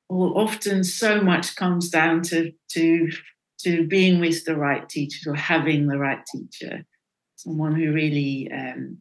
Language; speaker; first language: English; non-native, fluent; Dutch